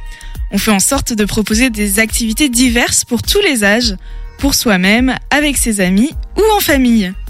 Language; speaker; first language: French; native; French